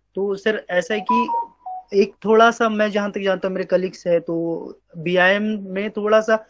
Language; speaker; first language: Hindi; native; Hindi